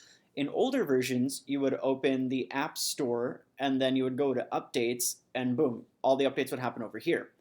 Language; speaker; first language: English; native; English